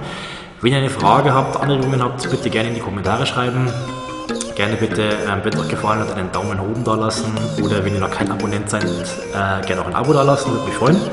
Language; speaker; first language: German; native; German